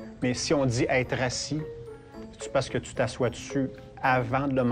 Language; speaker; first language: French; native; French